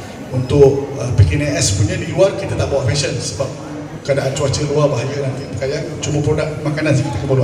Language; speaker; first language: Malay; native; Malay